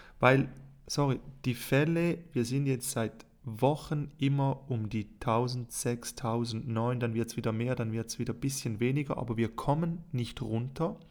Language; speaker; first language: German; native; German